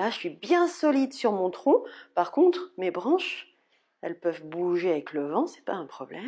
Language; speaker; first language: French; native; French